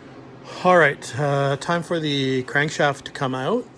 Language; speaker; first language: English; native; English